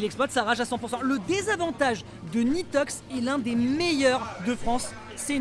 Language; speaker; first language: French; native; French